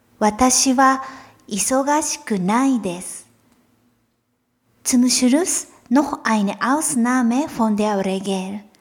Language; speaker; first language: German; non-native, fluent; Japanese